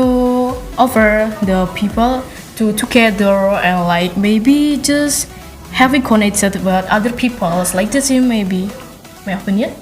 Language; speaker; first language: English; non-native, learner; Indonesian